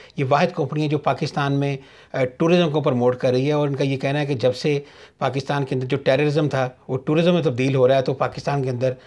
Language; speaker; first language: Urdu; native; Urdu